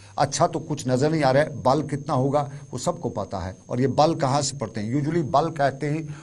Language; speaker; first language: Urdu; non-native, local second language; Kashmiri